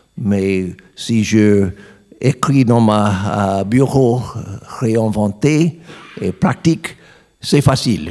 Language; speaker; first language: French; non-native, learner; English